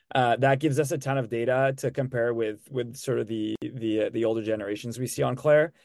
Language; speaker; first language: English; non-native, fluent; French